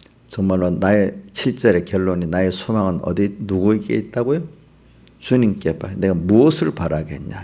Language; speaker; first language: Korean; native; Korean